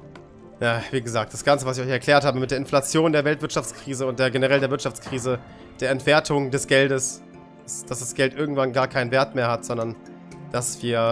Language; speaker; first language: German; native; German